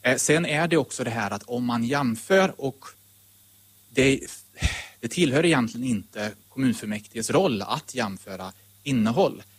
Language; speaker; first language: Swedish; native; Swedish